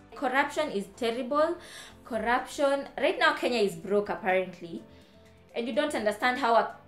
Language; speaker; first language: English; non-native, local second language; Kamba